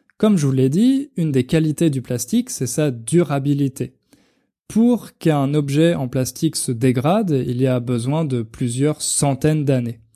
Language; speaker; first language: French; native; French